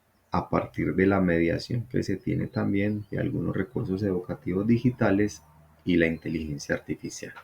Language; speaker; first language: Spanish; native; Spanish